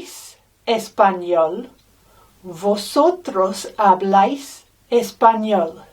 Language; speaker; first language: Spanish; non-native, fluent; English